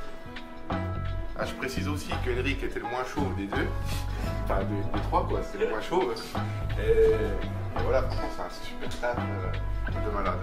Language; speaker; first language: French; native; French